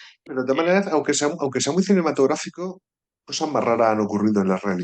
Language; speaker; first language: Spanish; native; Spanish